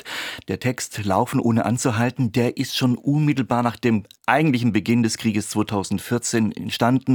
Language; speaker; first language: German; native; German